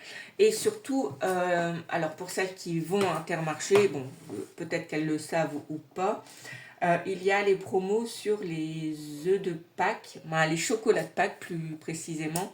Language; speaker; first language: French; native; French